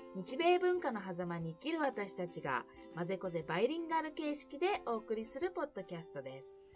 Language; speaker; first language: Japanese; early bilingual, heritage; Japanese